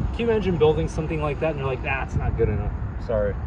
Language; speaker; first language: English; native; English